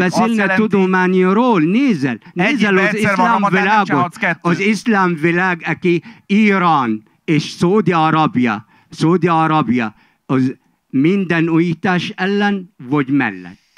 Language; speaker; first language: Hungarian; non-native, fluent; Arabic